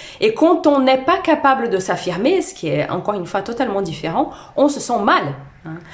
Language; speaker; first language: French; non-native, fluent; Portuguese